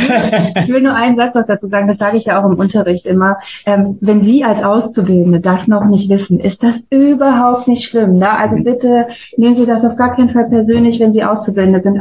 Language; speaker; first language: German; native; German